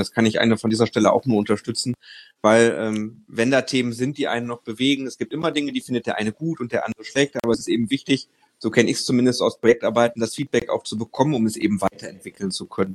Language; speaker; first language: German; native; German